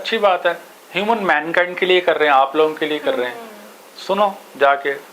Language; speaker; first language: Hindi; non-native, local second language; Punjabi